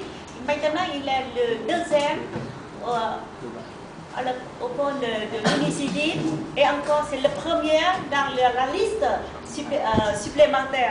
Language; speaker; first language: French; non-native, learner; Vietnamese